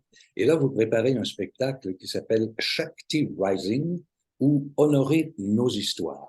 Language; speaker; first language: French; native; French